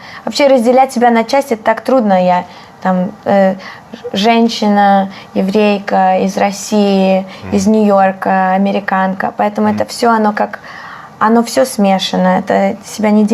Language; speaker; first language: Russian; early bilingual, heritage; Russian